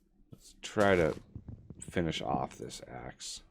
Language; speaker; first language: English; native; English